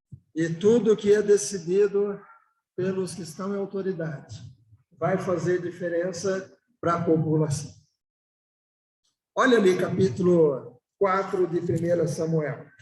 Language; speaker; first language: Portuguese; native; Portuguese